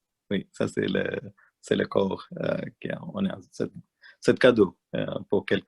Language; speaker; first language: French; non-native, learner; Malayalam